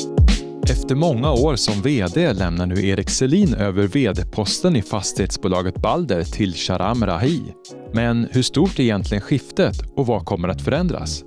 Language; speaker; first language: Swedish; native; Swedish